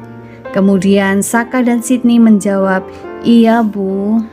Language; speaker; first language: Indonesian; native; Indonesian